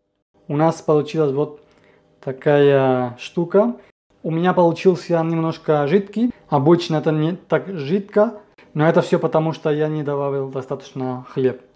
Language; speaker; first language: Russian; non-native, fluent; Spanish